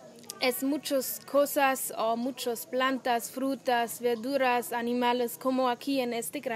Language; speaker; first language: Spanish; non-native, learner; German